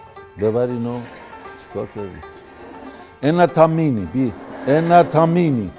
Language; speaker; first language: Greek; non-native, learner; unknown